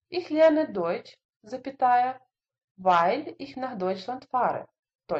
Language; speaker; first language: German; non-native, fluent; Russian